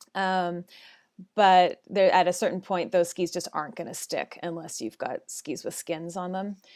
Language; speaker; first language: English; native; English